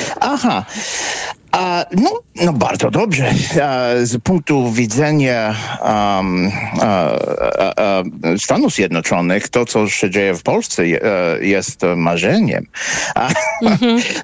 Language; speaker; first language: Polish; non-native, fluent; English